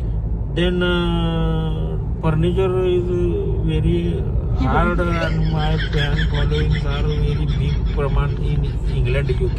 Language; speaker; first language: English; non-native, learner; Marathi